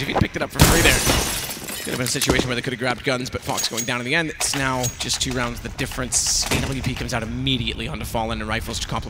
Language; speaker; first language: English; native; English